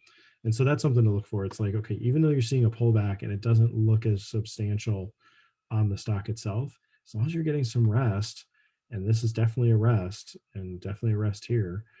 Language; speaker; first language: English; native; English